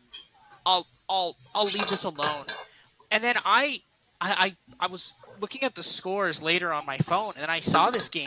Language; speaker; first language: English; native; English